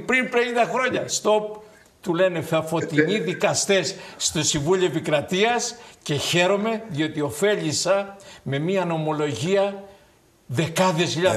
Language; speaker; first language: Greek; native; Greek